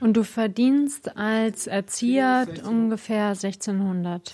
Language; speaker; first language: German; native; German